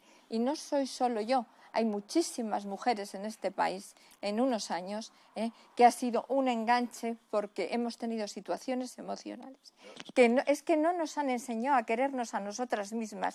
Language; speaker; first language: Spanish; native; Spanish